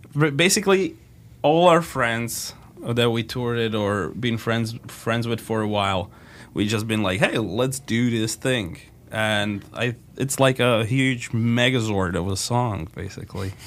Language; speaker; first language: English; non-native, fluent; Slovak